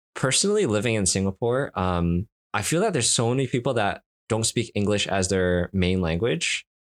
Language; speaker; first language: English; native; English